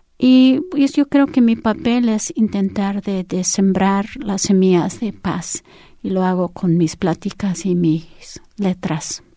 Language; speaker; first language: Spanish; early bilingual, heritage; English